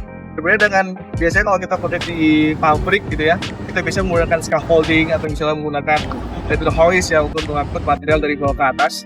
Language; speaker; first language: Indonesian; native; Indonesian